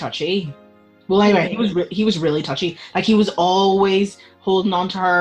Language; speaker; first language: English; native; English